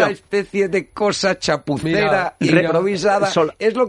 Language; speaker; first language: Spanish; native; Spanish